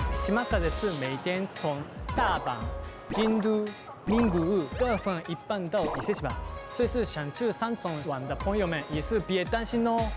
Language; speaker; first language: Chinese; non-native, fluent; Japanese